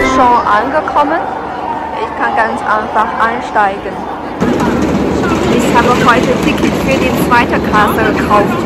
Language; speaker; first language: German; non-native, fluent; Chinese